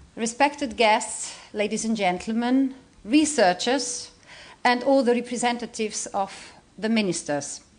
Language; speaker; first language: English; non-native, fluent; Slovenian